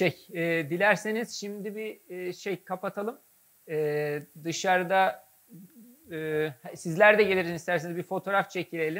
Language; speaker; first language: Turkish; native; Turkish